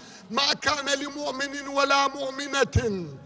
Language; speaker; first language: Arabic; native; Arabic